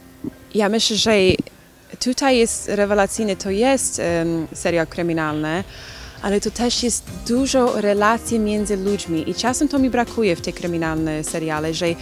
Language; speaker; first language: Polish; non-native, learner; English